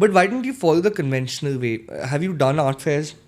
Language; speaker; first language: English; non-native, local second language; Hindi